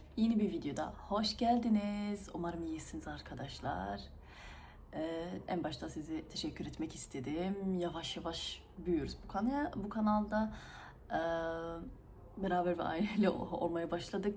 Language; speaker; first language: Turkish; non-native, fluent; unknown